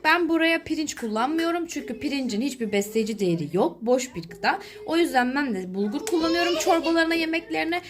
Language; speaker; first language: Turkish; native; Turkish